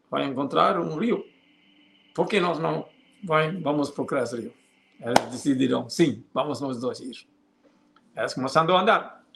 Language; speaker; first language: Portuguese; non-native, fluent; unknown